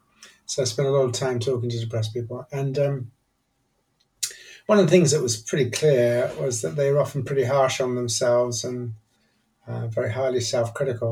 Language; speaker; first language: English; native; English